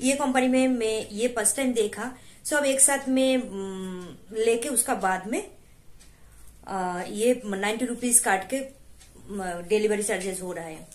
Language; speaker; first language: Hindi; non-native, local second language; Bangla